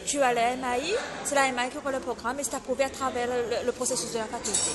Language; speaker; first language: French; non-native, local second language; Morisyen